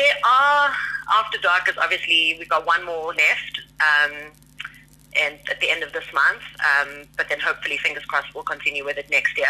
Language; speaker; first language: English; native; English